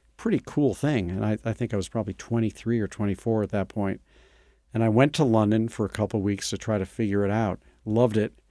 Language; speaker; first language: English; native; English